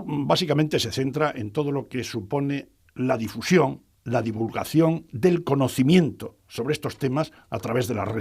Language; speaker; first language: Spanish; native; Spanish